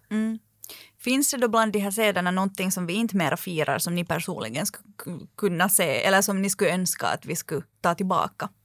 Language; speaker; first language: Swedish; native; Swedish